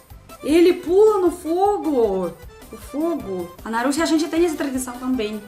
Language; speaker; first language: Portuguese; non-native, learner; Russian